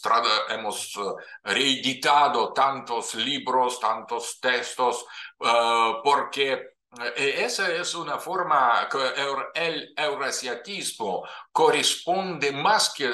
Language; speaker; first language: Spanish; non-native, fluent; Russian